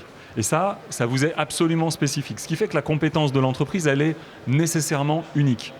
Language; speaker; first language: French; native; French